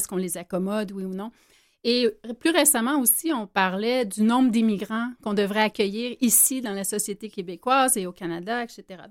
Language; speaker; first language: French; native; French